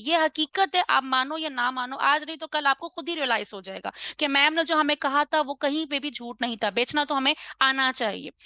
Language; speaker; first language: Urdu; non-native, local second language; Punjabi